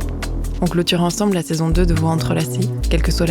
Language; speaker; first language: French; native; French